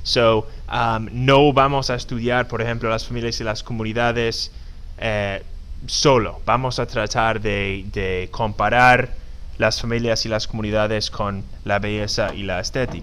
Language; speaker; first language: Spanish; non-native, fluent; English